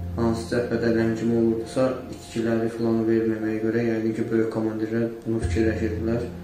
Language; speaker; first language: Azerbaijani; native; Azerbaijani